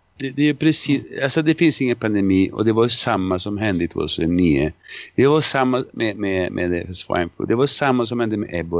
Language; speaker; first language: Swedish; non-native, fluent; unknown